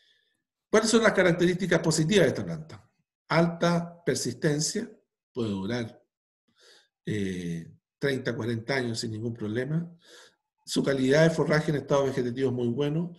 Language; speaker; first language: Spanish; native; Spanish